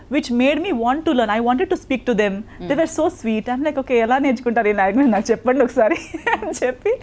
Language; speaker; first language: Telugu; non-native, learner; Konkani